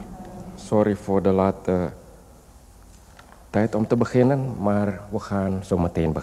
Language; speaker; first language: Dutch; non-native, fluent; Indonesian